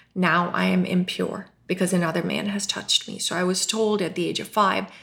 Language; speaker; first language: English; non-native, local second language; Urdu